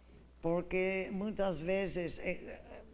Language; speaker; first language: Portuguese; non-native, fluent; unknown